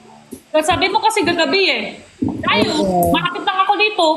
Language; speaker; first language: Filipino; non-native, learner; Korean